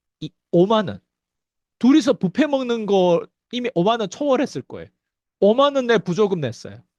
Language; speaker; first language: Korean; native; Korean